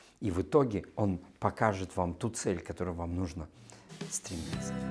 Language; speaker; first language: Russian; native; Russian